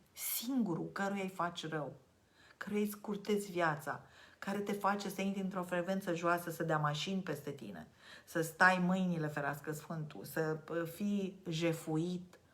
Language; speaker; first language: Romanian; native; Romanian